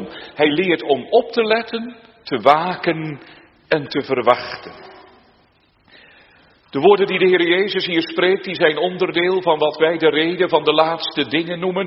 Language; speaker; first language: Dutch; native; Dutch